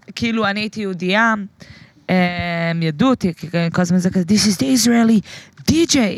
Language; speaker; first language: Hebrew; native; Hebrew